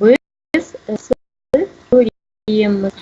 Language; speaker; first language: Kazakh; non-native, learner; Russian